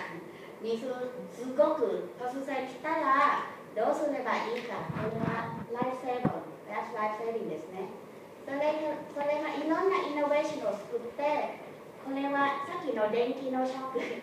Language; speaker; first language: Japanese; non-native, fluent; Thai